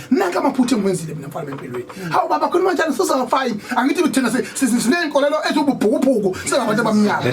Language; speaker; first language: Zulu; native; Zulu